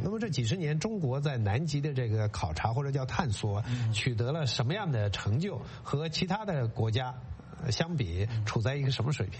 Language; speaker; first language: Chinese; native; Chinese